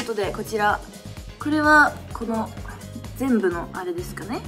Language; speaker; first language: Japanese; native; Japanese